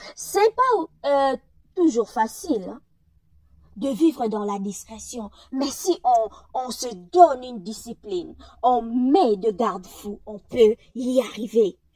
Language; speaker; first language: French; non-native, local second language; Lingala